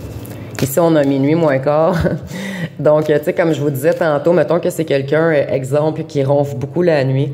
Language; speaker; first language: French; native; French